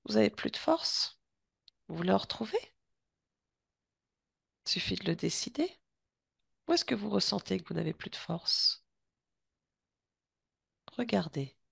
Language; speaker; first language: French; native; French